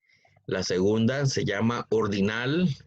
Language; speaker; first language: Spanish; native; Spanish